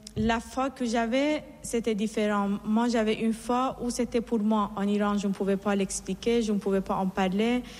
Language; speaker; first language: French; non-native, fluent; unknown